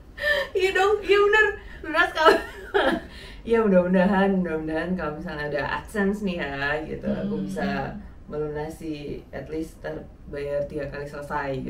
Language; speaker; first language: Indonesian; native; Indonesian